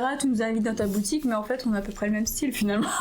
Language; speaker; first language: French; native; French